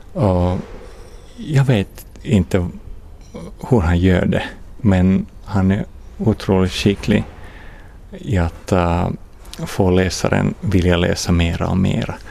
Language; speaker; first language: Swedish; non-native, fluent; Finnish